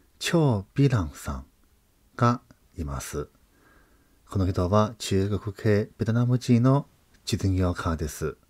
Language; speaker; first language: Japanese; non-native, fluent; Chinese